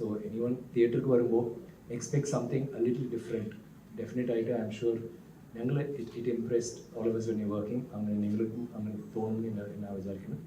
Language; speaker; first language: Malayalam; non-native, learner; Tamil